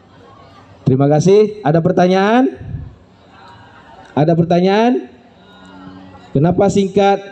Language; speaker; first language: Indonesian; native; Indonesian